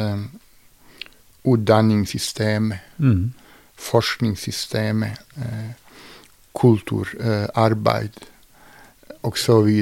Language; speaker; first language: Norwegian; non-native, fluent; Bosnian